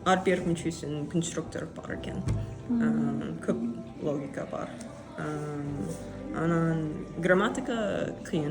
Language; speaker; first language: Kyrgyz; non-native, learner; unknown